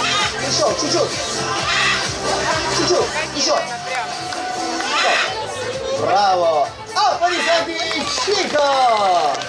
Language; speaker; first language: Russian; non-native, learner; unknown